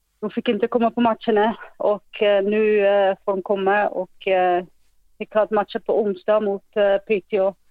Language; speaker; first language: Swedish; non-native, fluent; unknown